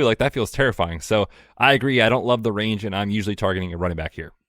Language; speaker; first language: English; native; English